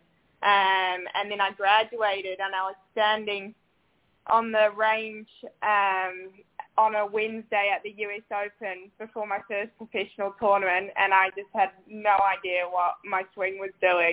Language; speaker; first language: English; native; English